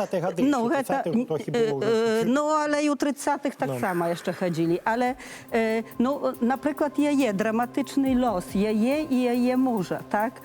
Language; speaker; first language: Polish; non-native, learner; Belarusian